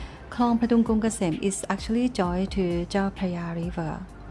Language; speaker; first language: English; non-native, fluent; Thai